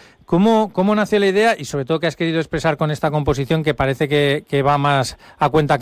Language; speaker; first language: Spanish; native; Spanish